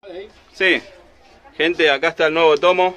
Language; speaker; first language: Spanish; native; Spanish